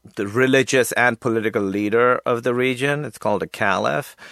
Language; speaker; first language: English; non-native, local second language; Urdu